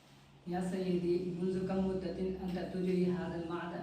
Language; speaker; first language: Arabic; non-native, learner; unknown